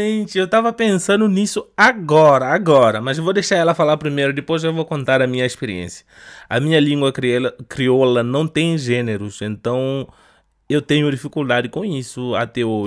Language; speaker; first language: Portuguese; non-native, fluent; Upper Guinea Crioulo